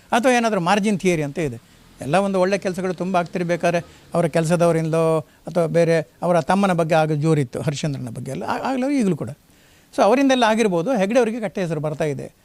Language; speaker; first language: Kannada; native; Kannada